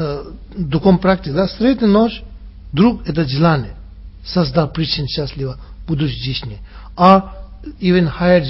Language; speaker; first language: Russian; non-native, learner; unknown